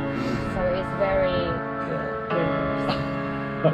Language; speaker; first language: English; non-native, learner; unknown